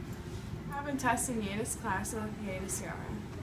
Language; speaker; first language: German; non-native, learner; English